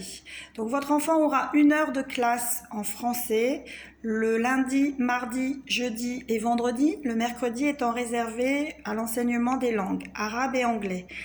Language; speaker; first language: French; native; French